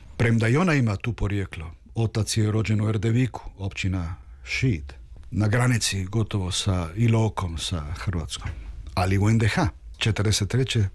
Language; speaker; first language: Serbian; early bilingual, heritage; Croatian